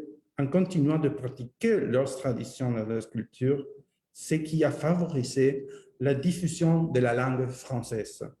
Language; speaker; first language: French; non-native, fluent; Spanish